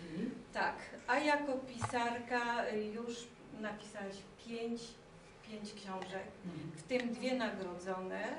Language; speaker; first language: Polish; native; Polish